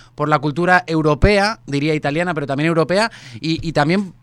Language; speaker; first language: Spanish; native; Spanish